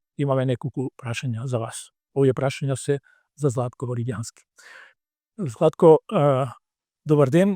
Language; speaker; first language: Macedonian; native; Macedonian